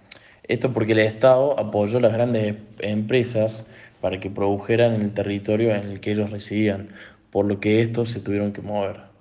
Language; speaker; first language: Spanish; native; Spanish